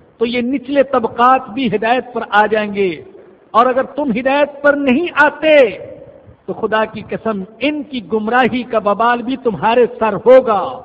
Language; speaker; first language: Urdu; non-native, local second language; Punjabi